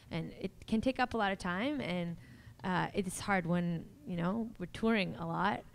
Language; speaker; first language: English; native; English